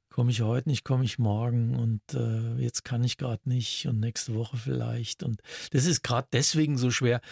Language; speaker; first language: German; native; German